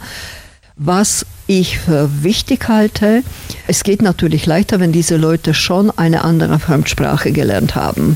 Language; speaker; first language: German; non-native, fluent; Slovak